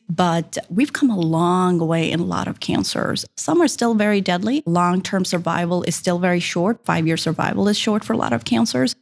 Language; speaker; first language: English; non-native, fluent; Japanese